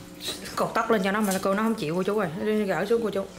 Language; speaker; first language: Vietnamese; native; Vietnamese